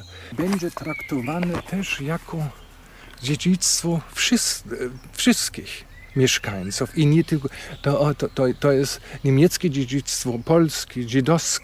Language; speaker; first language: Polish; non-native, fluent; German